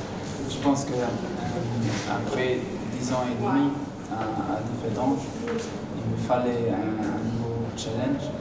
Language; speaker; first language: French; non-native, local second language; Luxembourgish